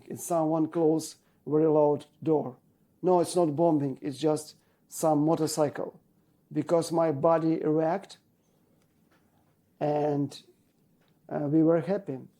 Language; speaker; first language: English; non-native, learner; Ukrainian